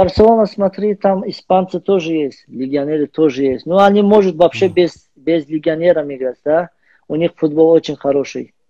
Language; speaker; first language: Russian; non-native, learner; Azerbaijani